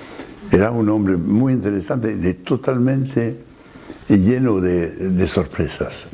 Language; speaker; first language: Spanish; non-native, fluent; French